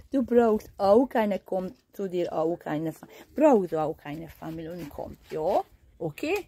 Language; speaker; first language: German; non-native, learner; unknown